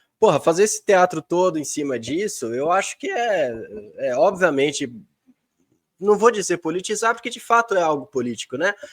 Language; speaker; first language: Portuguese; native; Portuguese